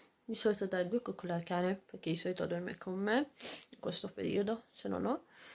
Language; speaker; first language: Italian; native; Italian